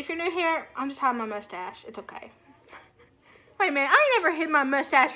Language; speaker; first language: English; native; English